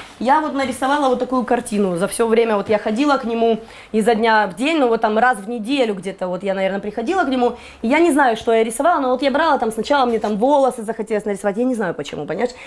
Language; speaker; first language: Russian; native; Russian